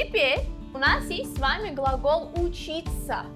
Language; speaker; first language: Russian; non-native, local second language; Uzbek